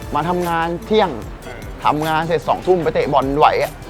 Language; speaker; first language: Thai; native; Thai